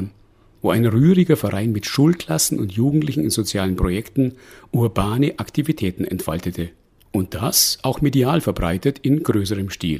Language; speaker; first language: German; native; German